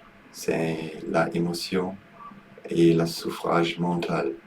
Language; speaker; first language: French; non-native, learner; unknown